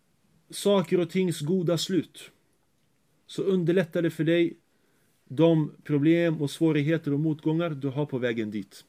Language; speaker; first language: Swedish; early bilingual, other home language; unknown